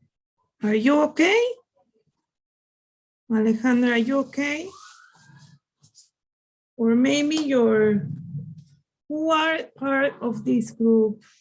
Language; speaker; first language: English; non-native, learner; Spanish